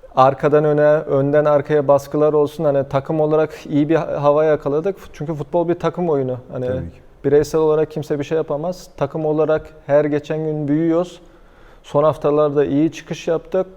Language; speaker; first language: Turkish; native; Turkish